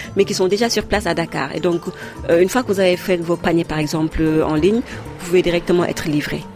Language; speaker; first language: French; non-native, local second language; Wolof